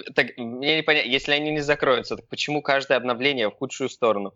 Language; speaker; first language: Russian; early bilingual, heritage; Russian